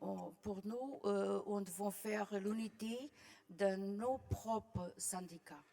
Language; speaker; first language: French; non-native, fluent; Portuguese